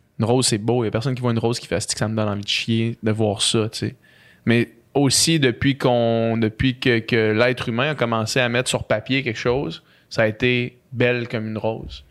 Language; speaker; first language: French; native; French